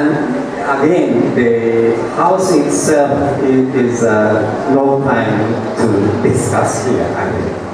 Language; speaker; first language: English; non-native, learner; Japanese